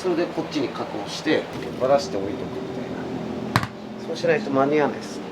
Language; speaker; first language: Japanese; native; Japanese